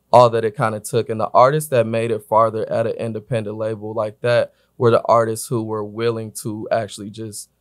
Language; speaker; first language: English; native; English